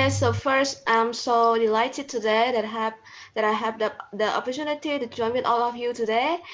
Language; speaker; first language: English; non-native, learner; Khmer